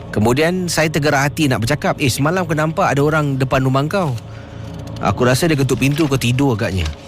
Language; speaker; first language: Malay; native; Malay